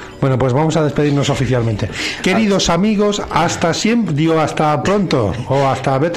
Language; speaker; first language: Spanish; native; Spanish